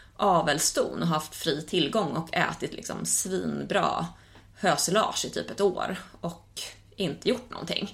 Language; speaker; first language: Swedish; native; Swedish